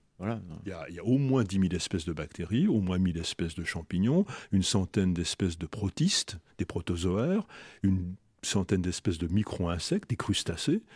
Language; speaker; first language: French; native; French